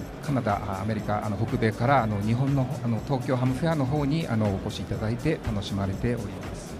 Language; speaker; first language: Japanese; native; Japanese